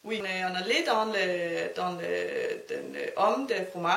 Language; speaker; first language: French; non-native, learner; Danish